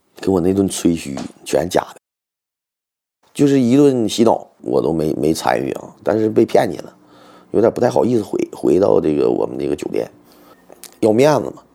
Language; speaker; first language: Chinese; native; Chinese